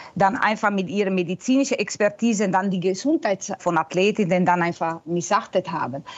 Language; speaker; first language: German; non-native, fluent; Italian